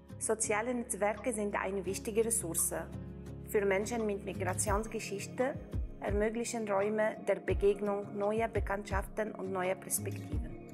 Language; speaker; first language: German; non-native, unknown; Arabic